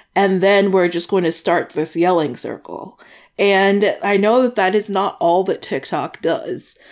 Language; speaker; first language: English; native; English